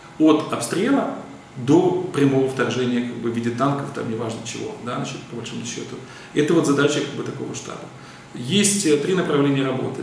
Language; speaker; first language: Russian; native; Russian